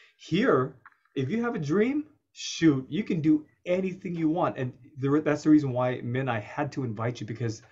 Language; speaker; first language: English; native; English